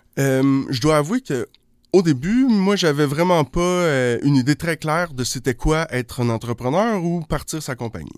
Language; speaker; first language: French; native; French